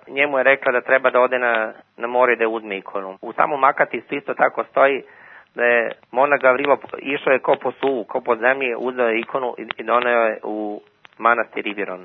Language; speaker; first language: Serbian; native; Serbian